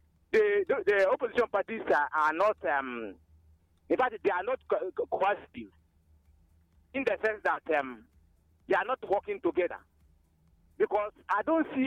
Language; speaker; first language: English; non-native, local second language; Igbo